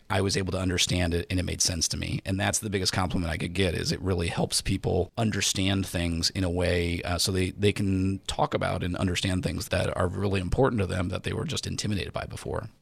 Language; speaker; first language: English; native; English